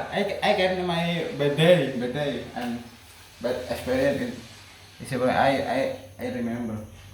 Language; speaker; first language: English; non-native, learner; Indonesian